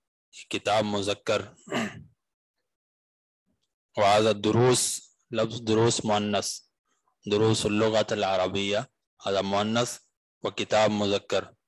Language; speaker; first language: Arabic; non-native, fluent; Urdu